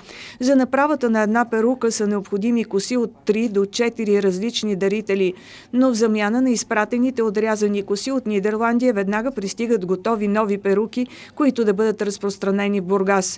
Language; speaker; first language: Bulgarian; native; Bulgarian